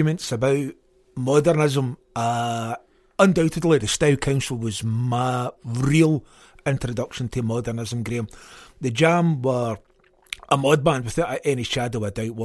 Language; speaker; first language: English; native; English